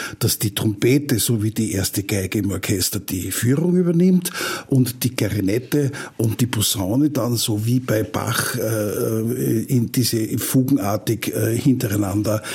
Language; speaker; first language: German; native; German